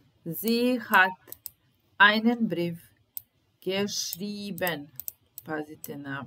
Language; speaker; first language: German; non-native, fluent; Serbian